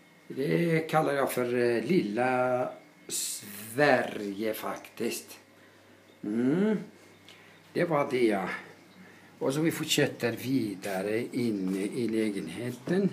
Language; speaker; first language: Swedish; non-native, fluent; Arabic